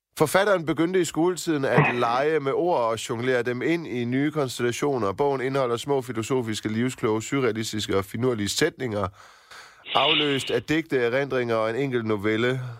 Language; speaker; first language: Danish; native; Danish